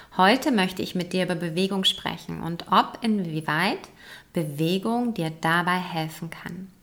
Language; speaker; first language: German; native; German